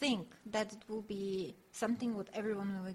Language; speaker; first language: English; non-native, fluent; Russian